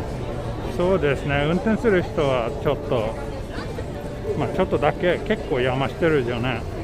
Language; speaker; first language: Japanese; non-native, fluent; Swedish